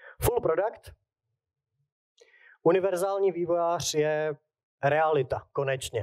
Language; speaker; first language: Czech; native; Czech